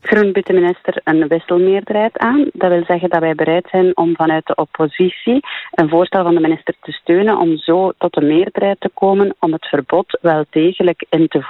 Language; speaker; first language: Dutch; native; Dutch